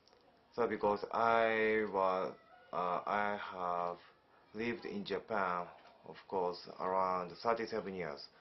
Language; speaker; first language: English; non-native, learner; Japanese